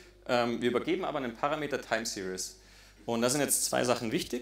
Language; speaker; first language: German; native; German